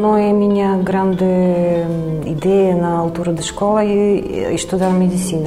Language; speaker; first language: Portuguese; non-native, fluent; Russian